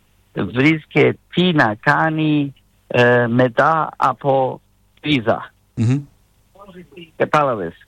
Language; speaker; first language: Greek; non-native, learner; Serbian